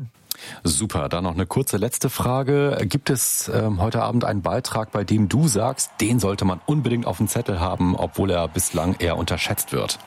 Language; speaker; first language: German; native; German